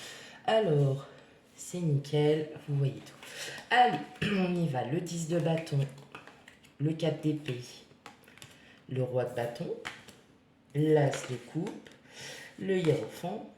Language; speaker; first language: French; native; French